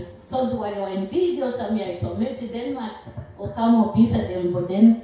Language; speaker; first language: Danish; non-native, learner; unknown